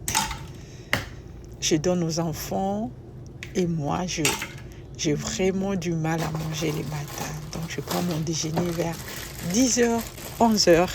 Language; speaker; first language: French; non-native, local second language; Lingala